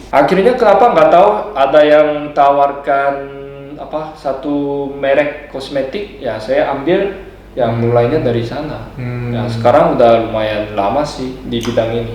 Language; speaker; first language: Indonesian; non-native, fluent; Korean